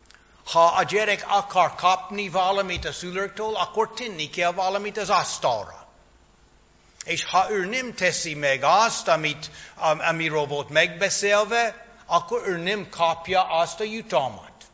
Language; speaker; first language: Hungarian; non-native, fluent; English